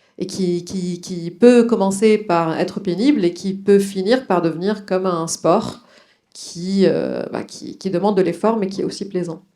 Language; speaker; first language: French; non-native, local second language; Arabic